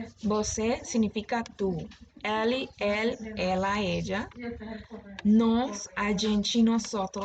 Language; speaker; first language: Portuguese; non-native, learner; Spanish